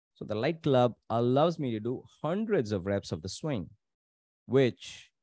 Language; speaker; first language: English; non-native, local second language; Tamil